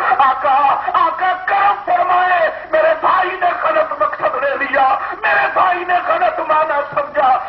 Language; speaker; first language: Urdu; non-native, local second language; Sindhi